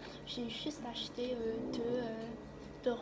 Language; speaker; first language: French; non-native, learner; Vietnamese